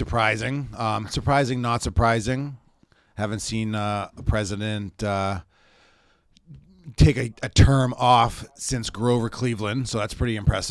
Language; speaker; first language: English; native; English